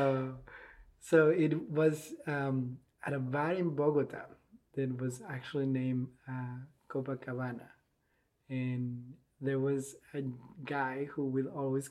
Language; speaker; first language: English; non-native, fluent; Spanish